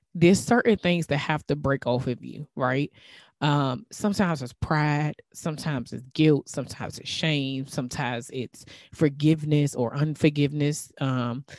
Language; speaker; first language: English; native; English